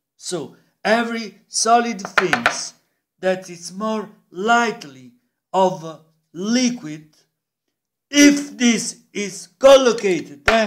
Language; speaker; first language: English; non-native, learner; Italian